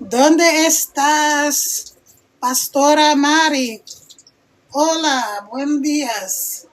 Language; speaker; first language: Spanish; non-native, learner; English